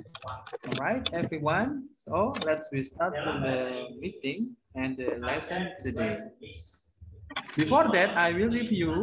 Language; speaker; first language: English; non-native, learner; Indonesian